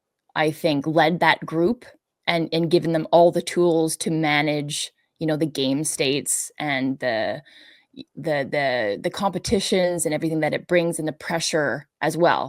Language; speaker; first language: English; native; English